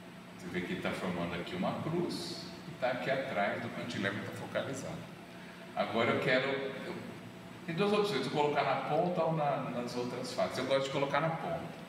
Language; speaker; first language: Portuguese; native; Portuguese